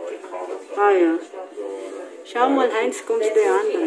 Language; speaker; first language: German; non-native, learner; Filipino